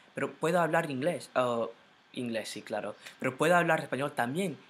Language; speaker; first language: Spanish; non-native, learner; English